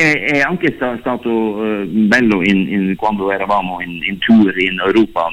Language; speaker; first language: Italian; non-native, learner; Norwegian